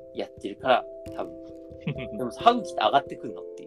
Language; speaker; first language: Japanese; native; Japanese